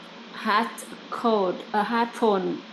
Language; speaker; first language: English; non-native, learner; Vietnamese